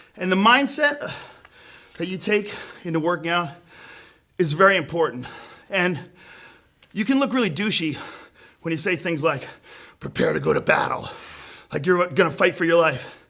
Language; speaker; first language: English; native; English